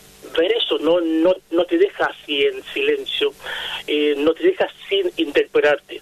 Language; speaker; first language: Spanish; non-native, fluent; Haitian Creole